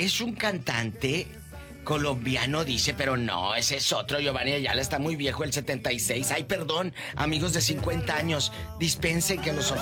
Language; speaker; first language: Spanish; native; Spanish